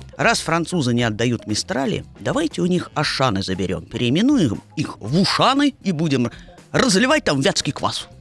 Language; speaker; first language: Russian; native; Russian